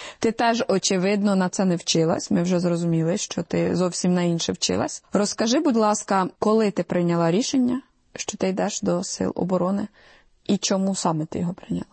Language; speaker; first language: Ukrainian; native; Ukrainian